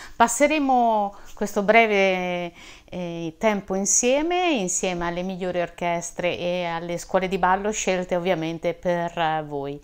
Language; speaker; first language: Italian; native; Italian